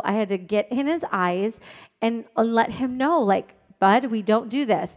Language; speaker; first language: English; native; English